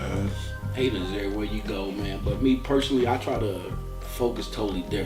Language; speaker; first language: English; native; English